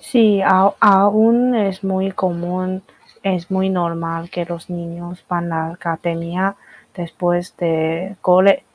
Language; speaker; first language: Spanish; non-native, fluent; Chinese